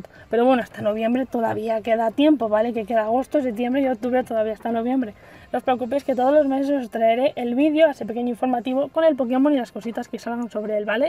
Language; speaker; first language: Spanish; native; Spanish